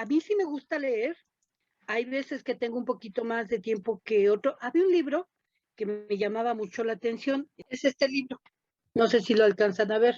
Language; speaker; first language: Spanish; native; Spanish